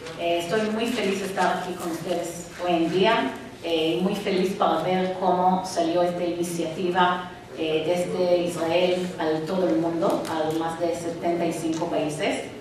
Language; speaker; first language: Spanish; non-native, fluent; Hebrew